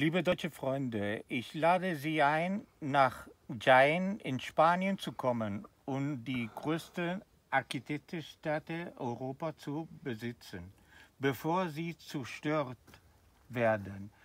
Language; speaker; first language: German; non-native, learner; Spanish